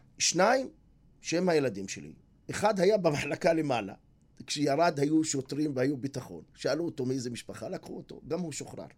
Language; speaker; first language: Hebrew; non-native, local second language; Arabic